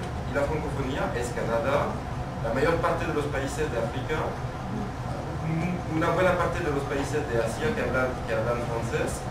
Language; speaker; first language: Spanish; non-native, fluent; French